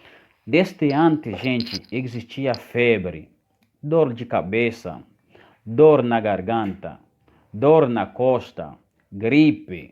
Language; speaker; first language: Portuguese; non-native, fluent; Haitian Creole